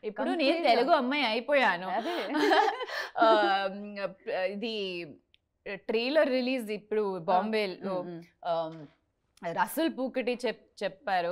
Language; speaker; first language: Telugu; non-native, learner; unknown